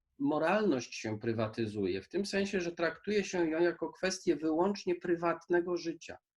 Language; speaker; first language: Polish; native; Polish